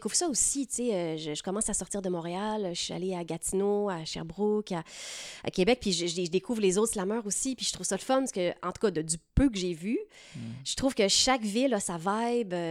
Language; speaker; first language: French; native; French